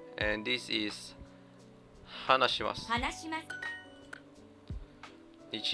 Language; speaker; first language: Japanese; non-native, learner; English